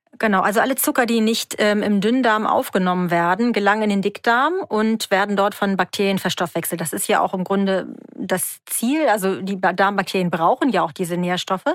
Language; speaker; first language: German; native; German